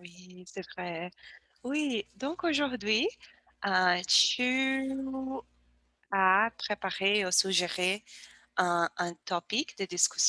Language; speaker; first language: French; non-native, learner; Portuguese